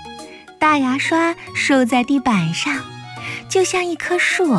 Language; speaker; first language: Chinese; native; Chinese